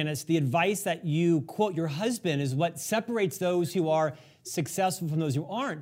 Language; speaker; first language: English; native; English